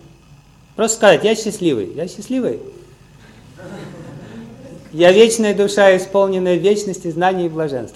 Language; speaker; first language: Russian; native; Russian